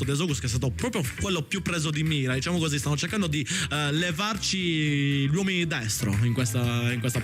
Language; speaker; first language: Italian; native; Italian